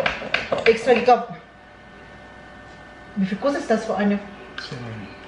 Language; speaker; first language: German; non-native, learner; Filipino